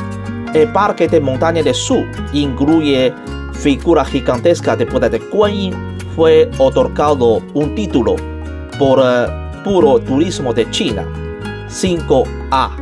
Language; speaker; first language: Spanish; non-native, learner; Chinese